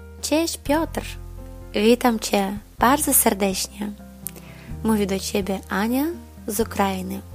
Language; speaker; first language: Polish; non-native, learner; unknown